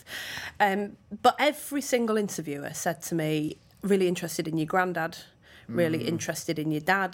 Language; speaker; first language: English; native; English